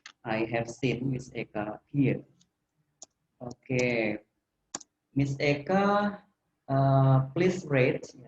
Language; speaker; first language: English; non-native, fluent; Indonesian